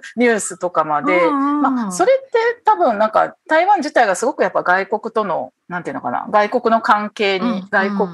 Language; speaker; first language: Japanese; native; Japanese